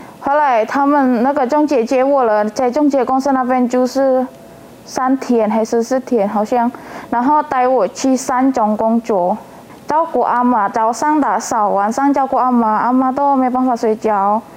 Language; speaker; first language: Chinese; non-native, learner; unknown